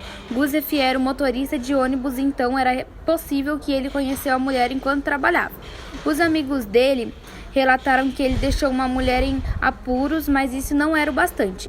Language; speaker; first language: Portuguese; native; Portuguese